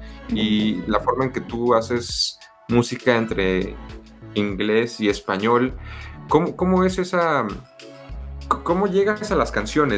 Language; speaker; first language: Spanish; native; Spanish